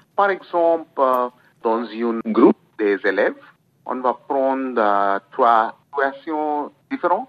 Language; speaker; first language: French; non-native, learner; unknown